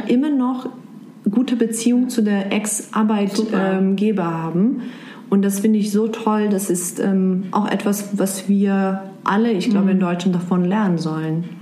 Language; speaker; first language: German; non-native, fluent; Serbian